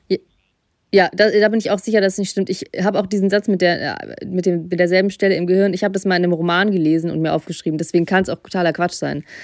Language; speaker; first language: German; early bilingual, other home language; Russian